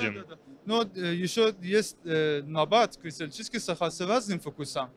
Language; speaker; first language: Russian; non-native, learner; Persian